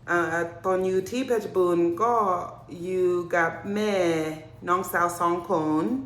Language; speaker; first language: Thai; non-native, learner; English